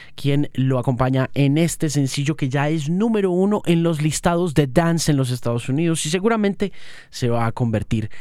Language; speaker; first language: Spanish; native; Spanish